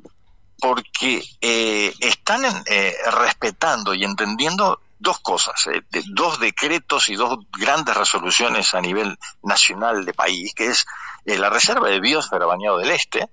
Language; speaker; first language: Spanish; native; Spanish